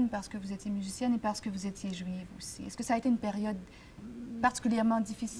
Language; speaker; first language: French; native; French